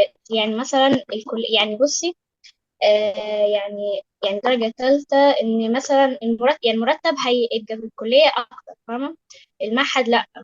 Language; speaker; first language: Arabic; native; Arabic